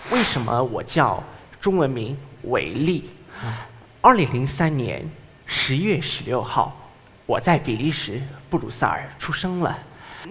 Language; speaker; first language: Chinese; non-native, learner; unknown